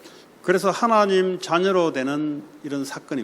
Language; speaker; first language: Korean; native; Korean